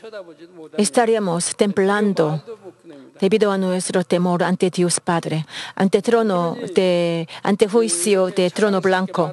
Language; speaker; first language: Spanish; non-native, learner; Korean